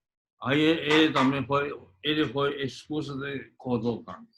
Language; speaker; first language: Portuguese; early bilingual, other home language; Japanese